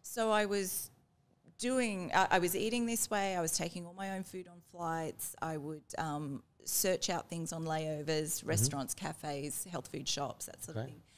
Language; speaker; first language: English; native; English